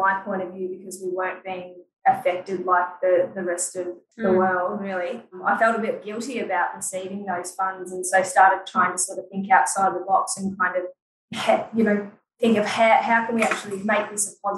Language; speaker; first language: English; native; English